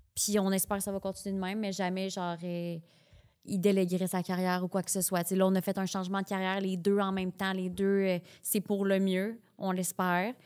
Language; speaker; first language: French; native; French